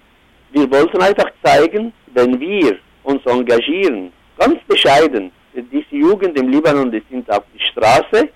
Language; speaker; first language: German; non-native, fluent; Arabic